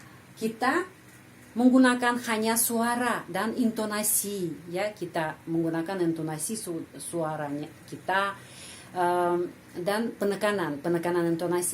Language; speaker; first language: Indonesian; non-native, fluent; Russian